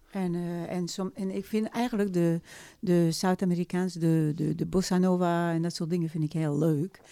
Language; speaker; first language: Dutch; non-native, fluent; French